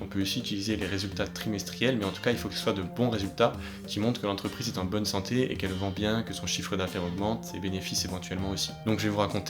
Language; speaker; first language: French; native; French